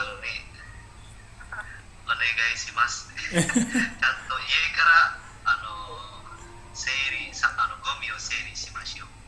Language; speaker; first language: Japanese; non-native, learner; Indonesian